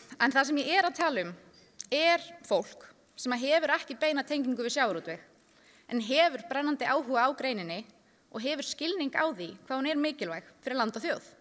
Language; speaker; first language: Icelandic; native; Icelandic